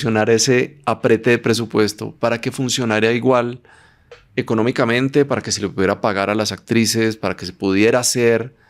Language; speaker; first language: Spanish; native; Spanish